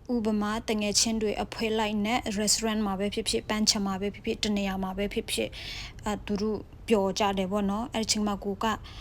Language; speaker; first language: Burmese; non-native, local second language; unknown